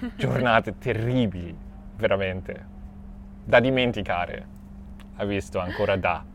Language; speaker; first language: Italian; non-native, fluent; English